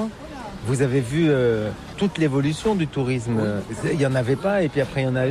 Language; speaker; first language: French; native; French